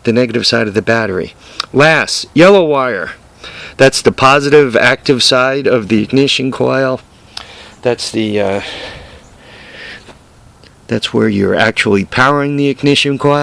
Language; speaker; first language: English; native; English